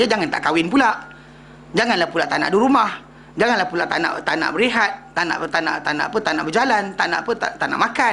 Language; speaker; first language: Malay; native; Malay